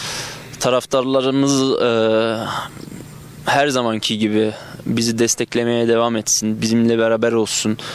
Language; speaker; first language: Turkish; early bilingual, other home language; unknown